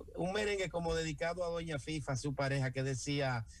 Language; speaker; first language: Spanish; native; Spanish